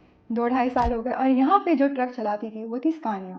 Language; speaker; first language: Hindi; native; Hindi